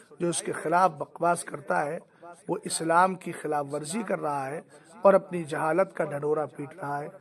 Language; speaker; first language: Urdu; native; Urdu